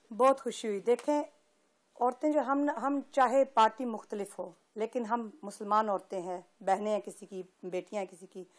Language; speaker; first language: Urdu; early bilingual, heritage; Urdu